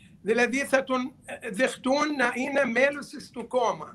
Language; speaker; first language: Greek; non-native, learner; Arabic